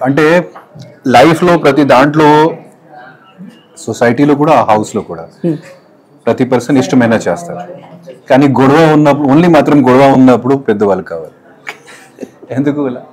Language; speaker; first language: Telugu; non-native, fluent; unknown